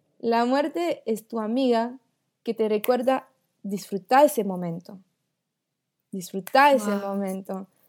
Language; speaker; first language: Spanish; non-native, fluent; Portuguese